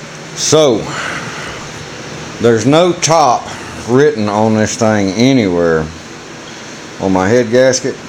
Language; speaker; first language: English; native; English